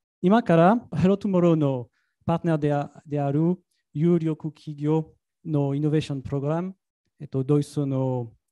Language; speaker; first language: Japanese; non-native, fluent; French